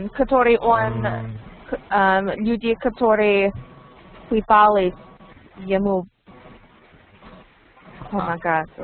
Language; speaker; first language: Russian; non-native, learner; English